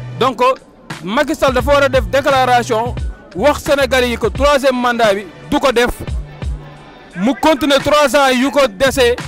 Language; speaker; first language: Wolof; non-native, local second language; Fula